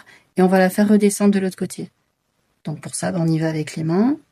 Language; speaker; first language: French; native; French